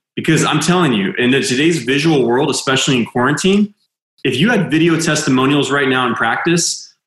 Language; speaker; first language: English; native; English